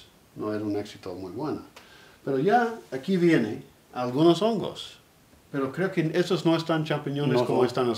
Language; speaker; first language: Spanish; non-native, learner; English